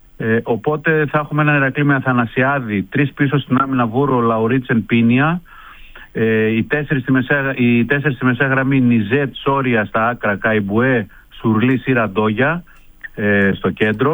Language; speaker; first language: Greek; native; Greek